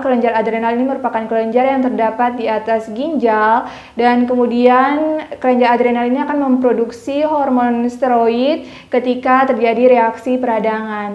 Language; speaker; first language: Indonesian; native; Indonesian